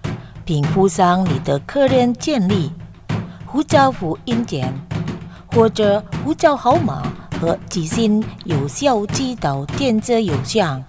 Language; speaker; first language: Chinese; non-native, fluent; Indonesian